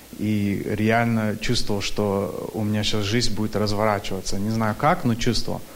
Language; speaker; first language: Russian; early bilingual, heritage; Russian